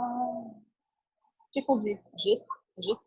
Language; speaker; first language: French; non-native, learner; Portuguese